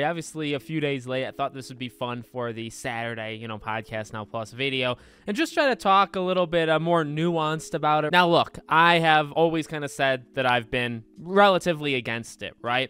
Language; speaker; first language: English; native; English